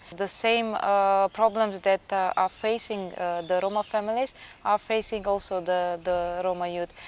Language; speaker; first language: English; non-native, fluent; Macedonian